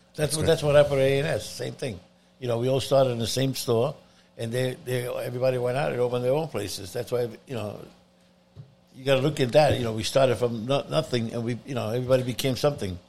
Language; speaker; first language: English; non-native, fluent; Italian